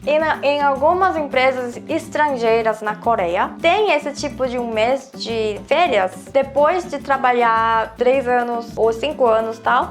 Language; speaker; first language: Portuguese; non-native, fluent; Korean